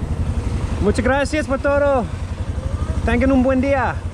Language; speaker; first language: Spanish; non-native, learner; English